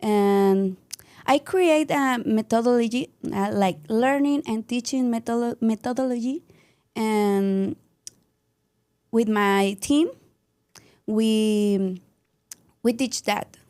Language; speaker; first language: English; non-native, learner; Spanish